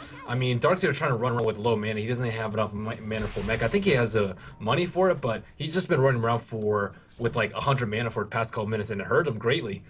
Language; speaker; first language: English; native; English